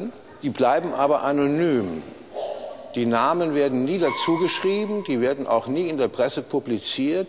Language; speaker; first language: German; native; German